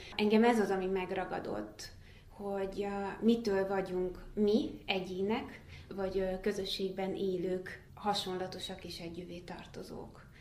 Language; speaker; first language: Hungarian; native; Hungarian